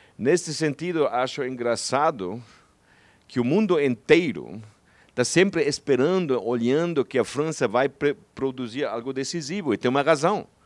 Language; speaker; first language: Portuguese; non-native, fluent; German